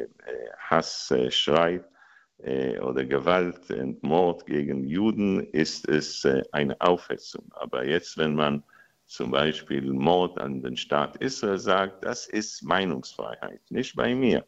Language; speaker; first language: German; non-native, fluent; Hebrew